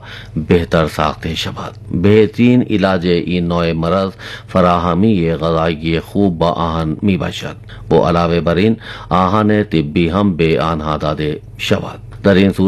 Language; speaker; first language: Persian; non-native, fluent; Urdu